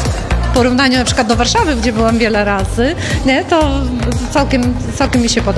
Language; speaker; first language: Polish; early bilingual, heritage; Ukrainian